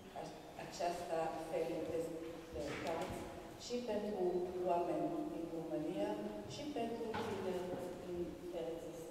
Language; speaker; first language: Romanian; non-native, learner; Hebrew